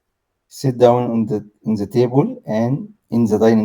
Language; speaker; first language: English; non-native, learner; Arabic